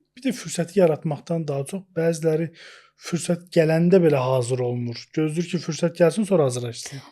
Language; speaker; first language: Azerbaijani; native; Azerbaijani